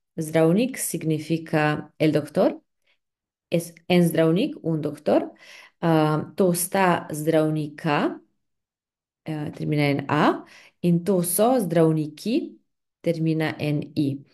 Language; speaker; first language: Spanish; non-native, fluent; Slovenian